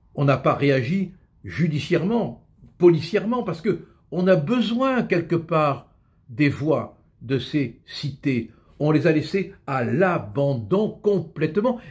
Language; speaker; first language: French; native; French